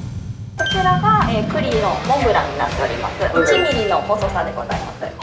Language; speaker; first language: Japanese; native; Japanese